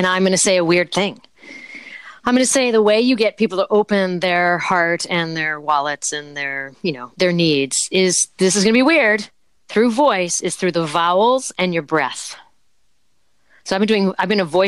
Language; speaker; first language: English; native; English